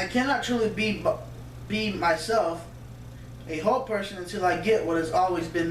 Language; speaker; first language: English; native; English